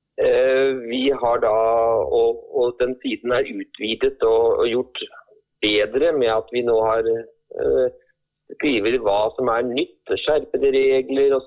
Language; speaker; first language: Norwegian; native; Norwegian